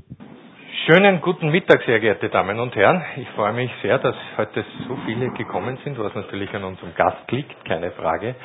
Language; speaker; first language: German; native; German